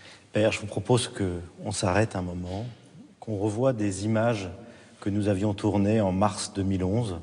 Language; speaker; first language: French; native; French